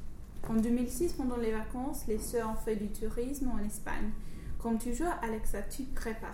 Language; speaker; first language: French; non-native, learner; English